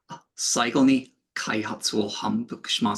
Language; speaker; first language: Japanese; non-native, learner; English